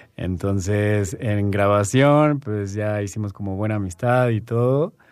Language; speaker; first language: Spanish; native; Spanish